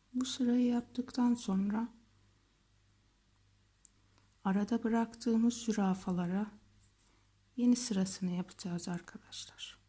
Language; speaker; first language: Turkish; native; Turkish